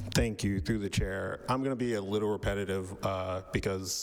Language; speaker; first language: English; native; English